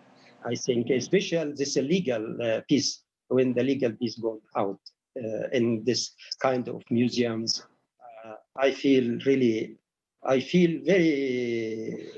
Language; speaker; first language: English; non-native, learner; Arabic